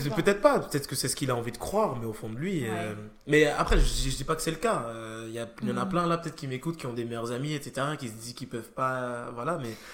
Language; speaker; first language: French; native; French